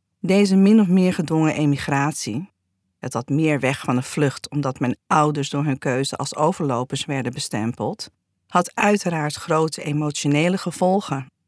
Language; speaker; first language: Dutch; native; Dutch